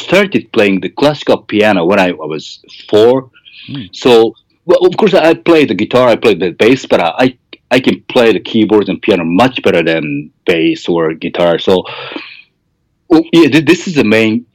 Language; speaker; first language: English; non-native, fluent; Japanese